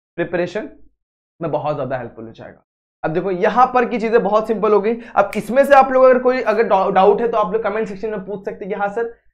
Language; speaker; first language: Hindi; native; Hindi